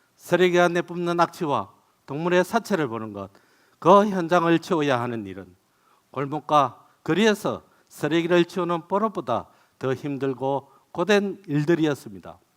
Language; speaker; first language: Korean; native; Korean